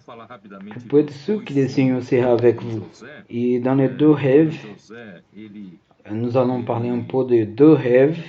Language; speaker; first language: French; non-native, learner; Portuguese